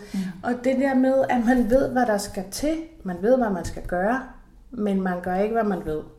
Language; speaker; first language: Danish; non-native, fluent; Spanish